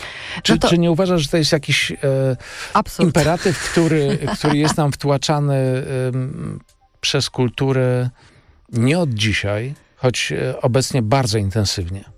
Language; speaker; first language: Polish; native; Polish